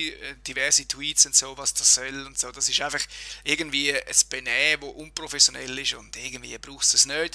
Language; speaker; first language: German; native; German